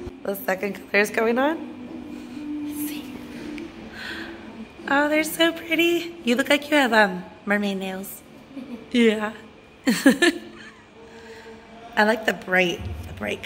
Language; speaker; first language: English; native; English